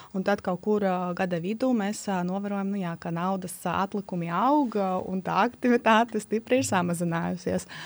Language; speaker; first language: Latvian; non-native, local second language; Russian